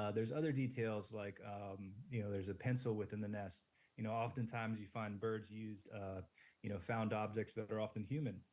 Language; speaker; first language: English; native; English